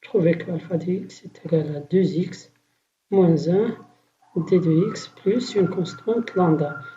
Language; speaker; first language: French; non-native, local second language; Arabic